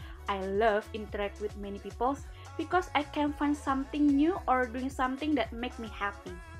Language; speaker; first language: English; non-native, learner; Indonesian